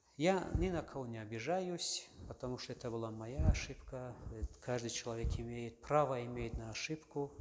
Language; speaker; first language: Russian; non-native, local second language; Tajik